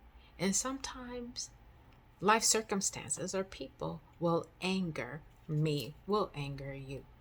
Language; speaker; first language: English; native; English